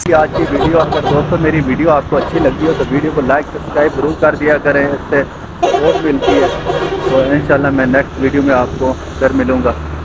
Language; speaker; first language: Urdu; non-native, local second language; Punjabi